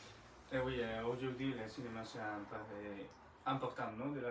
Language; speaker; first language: French; non-native, learner; Spanish